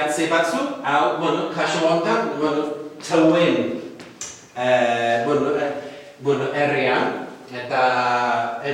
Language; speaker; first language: Basque; non-native, fluent; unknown